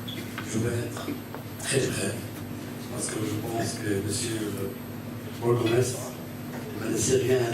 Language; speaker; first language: French; non-native, fluent; Arabic